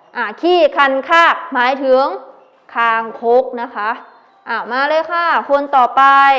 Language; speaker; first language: Thai; native; Thai